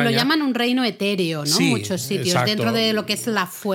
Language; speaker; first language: Spanish; native; Spanish